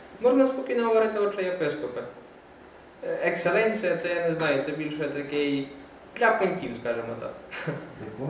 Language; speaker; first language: Ukrainian; native; Ukrainian